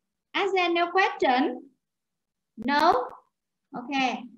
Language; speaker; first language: English; non-native, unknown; Vietnamese